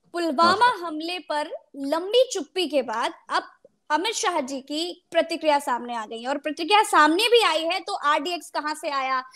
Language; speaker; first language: Hindi; native; Hindi